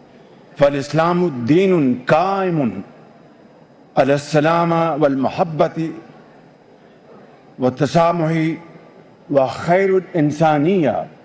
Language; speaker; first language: Arabic; non-native, learner; Urdu